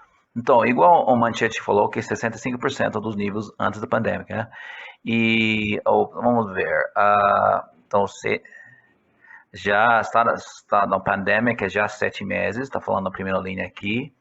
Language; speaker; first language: Portuguese; non-native, fluent; English